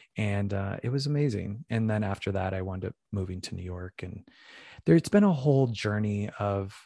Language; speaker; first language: English; native; English